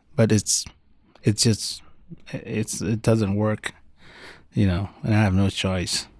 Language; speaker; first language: English; non-native, fluent; Arabic